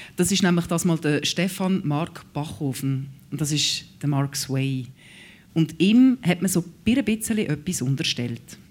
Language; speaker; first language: German; native; German